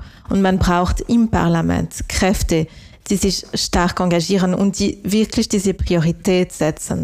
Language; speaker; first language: German; non-native, local second language; French